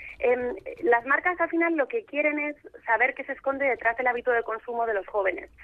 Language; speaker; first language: Spanish; native; Spanish